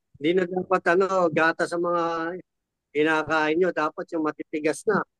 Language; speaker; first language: Filipino; native; Filipino